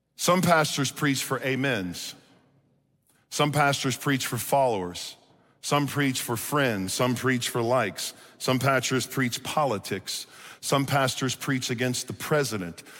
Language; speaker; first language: English; native; English